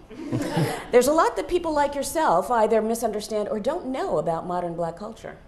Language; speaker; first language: English; native; English